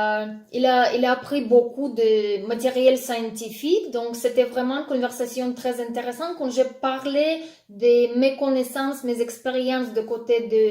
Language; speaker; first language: French; non-native, fluent; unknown